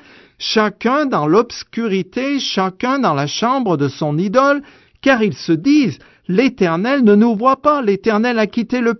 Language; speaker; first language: French; native; French